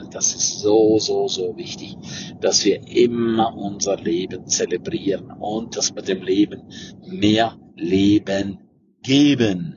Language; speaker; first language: German; native; German